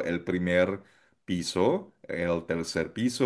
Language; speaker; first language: Spanish; non-native, fluent; Filipino